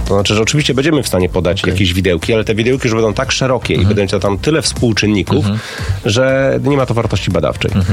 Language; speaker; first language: Polish; native; Polish